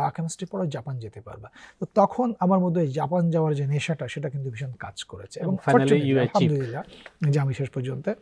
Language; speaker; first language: Bangla; native; Bangla